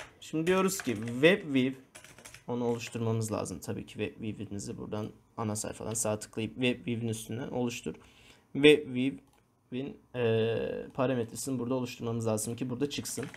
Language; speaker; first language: Turkish; native; Turkish